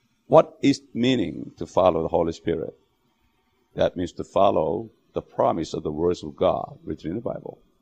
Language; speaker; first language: English; non-native, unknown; Korean